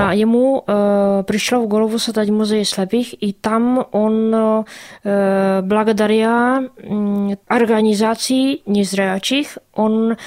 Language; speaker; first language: Russian; non-native, learner; Czech